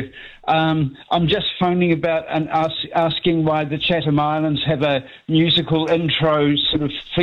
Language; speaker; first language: English; native; English